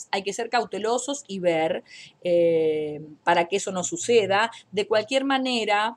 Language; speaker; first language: Spanish; native; Spanish